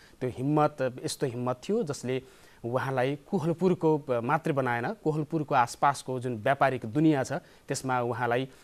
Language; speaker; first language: Nepali; native; Nepali